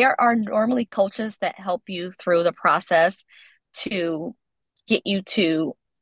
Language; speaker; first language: English; native; English